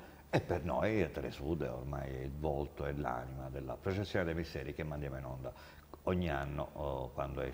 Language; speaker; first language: Italian; native; Italian